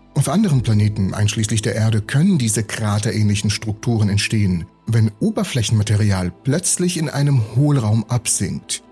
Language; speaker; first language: German; early bilingual, other home language; Russian